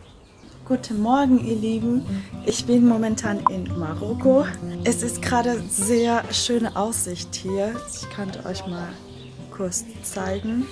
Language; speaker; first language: German; non-native, fluent; Vietnamese